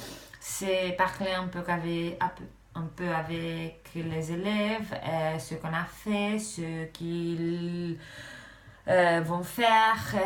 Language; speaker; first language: French; non-native, fluent; Romanian